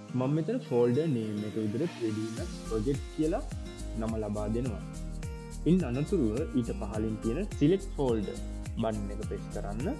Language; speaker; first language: Sinhala; native; Sinhala